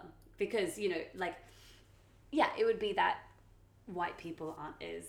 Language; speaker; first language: English; native; English